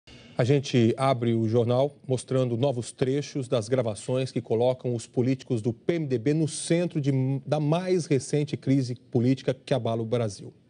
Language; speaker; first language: Portuguese; native; Portuguese